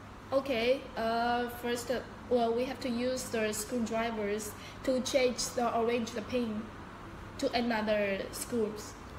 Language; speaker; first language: English; non-native, learner; Chinese